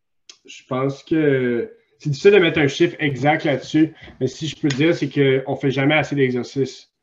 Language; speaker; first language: French; native; French